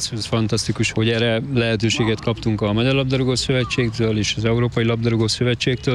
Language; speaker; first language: Hungarian; native; Hungarian